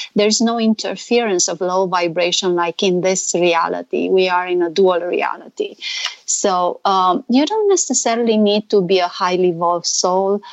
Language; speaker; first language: English; non-native, fluent; Romanian